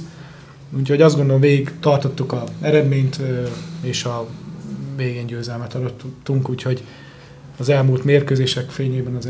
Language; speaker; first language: Hungarian; native; Hungarian